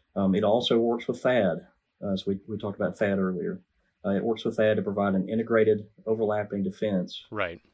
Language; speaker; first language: English; native; English